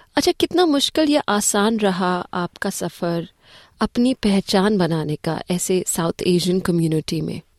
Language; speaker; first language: Hindi; native; Hindi